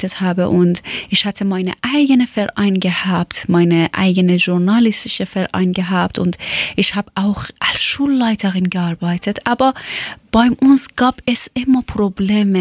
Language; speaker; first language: German; non-native, learner; Persian